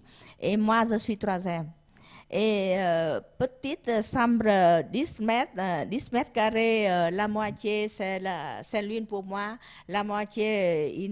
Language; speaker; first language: French; non-native, learner; Vietnamese